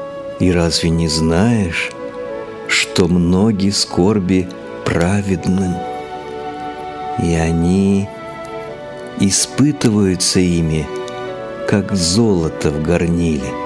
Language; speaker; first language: Russian; native; Russian